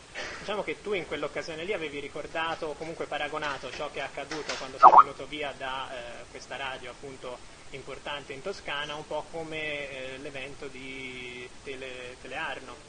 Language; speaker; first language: Italian; native; Italian